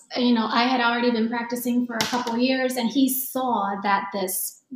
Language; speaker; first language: English; early bilingual, other home language; Japanese